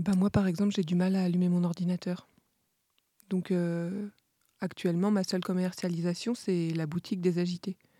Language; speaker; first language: French; native; French